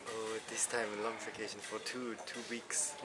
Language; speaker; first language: English; non-native, fluent; German